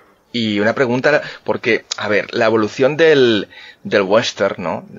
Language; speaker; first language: Spanish; native; Spanish